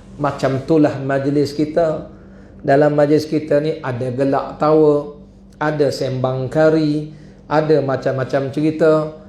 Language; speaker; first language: Malay; native; Malay